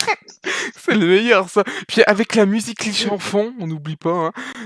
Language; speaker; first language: French; native; French